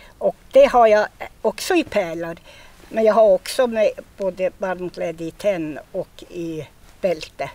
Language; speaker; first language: Swedish; native; Swedish